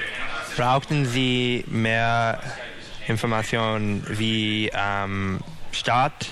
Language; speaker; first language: German; non-native, learner; English